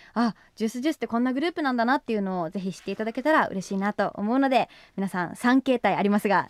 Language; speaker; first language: Japanese; native; Japanese